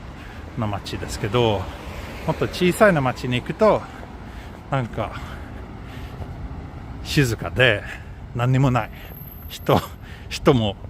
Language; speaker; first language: Japanese; non-native, fluent; Swedish